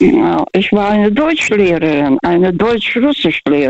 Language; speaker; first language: German; non-native, fluent; Russian